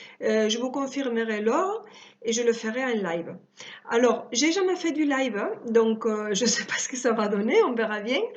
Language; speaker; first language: French; early bilingual, other home language; Spanish